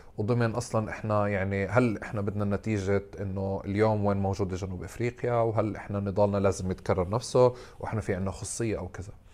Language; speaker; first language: Arabic; native; Arabic